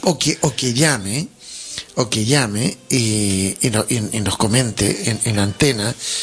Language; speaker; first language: Spanish; native; Spanish